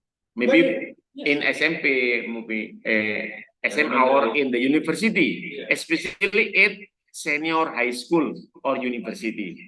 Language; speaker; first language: English; non-native, learner; Indonesian